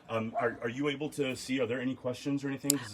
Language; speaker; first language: English; native; English